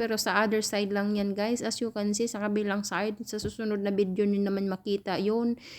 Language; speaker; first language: Filipino; native; Filipino